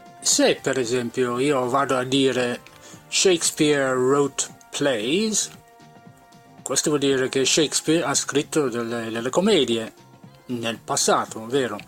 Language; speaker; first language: Italian; non-native, fluent; English